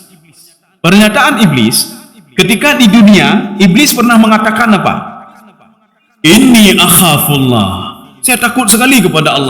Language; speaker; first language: Indonesian; native; Indonesian